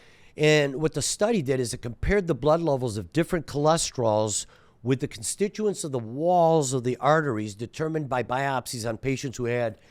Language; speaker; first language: English; native; English